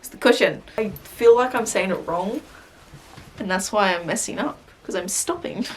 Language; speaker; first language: English; native; English